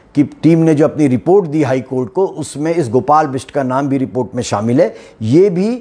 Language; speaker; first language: Hindi; native; Hindi